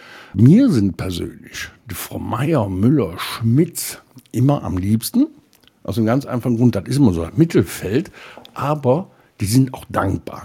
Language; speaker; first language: German; native; German